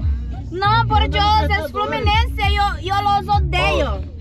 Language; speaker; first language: Spanish; non-native, learner; Portuguese